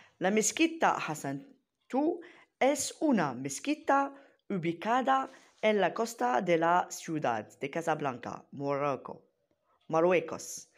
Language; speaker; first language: Spanish; non-native, learner; Arabic